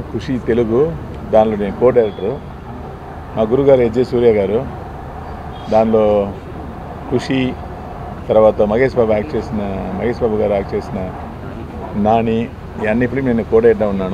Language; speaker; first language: Telugu; non-native, local second language; Tamil